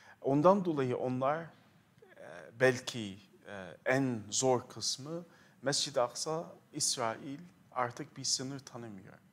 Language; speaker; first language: Turkish; non-native, fluent; Arabic